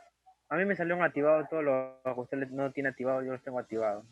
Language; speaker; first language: Spanish; native; Spanish